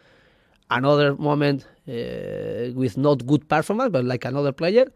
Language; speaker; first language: English; non-native, learner; Spanish